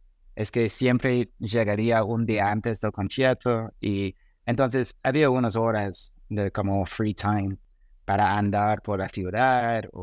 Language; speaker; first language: Spanish; non-native, fluent; English